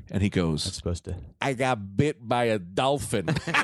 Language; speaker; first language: English; native; English